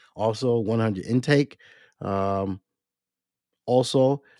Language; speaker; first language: English; native; English